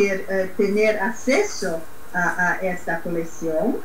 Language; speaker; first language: Spanish; non-native, learner; Portuguese